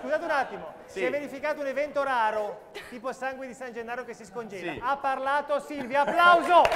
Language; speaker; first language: Italian; native; Italian